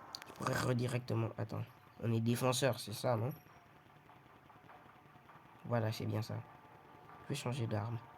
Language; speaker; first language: French; native; French